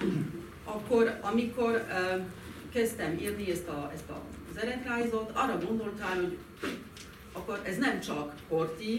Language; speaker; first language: Hungarian; non-native, fluent; French